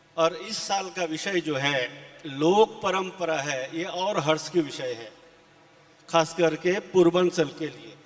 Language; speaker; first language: Hindi; non-native, local second language; Assamese